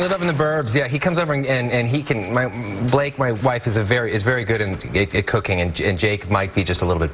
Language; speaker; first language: English; native; English